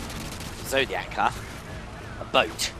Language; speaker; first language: English; native; English